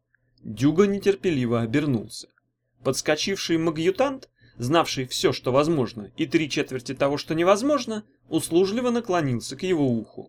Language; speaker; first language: Russian; native; Russian